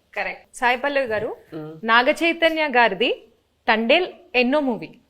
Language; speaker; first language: Telugu; native; Telugu